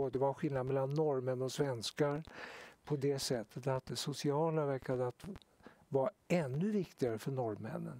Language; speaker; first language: Swedish; native; Swedish